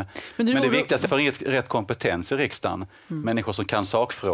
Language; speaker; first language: Swedish; native; Swedish